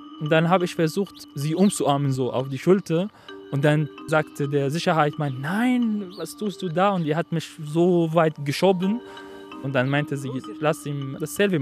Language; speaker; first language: German; non-native, learner; Arabic